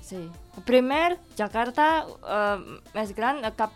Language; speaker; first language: Catalan; non-native, learner; Indonesian